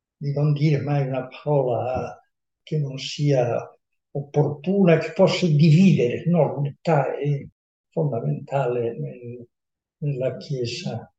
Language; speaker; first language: Italian; non-native, fluent; Catalan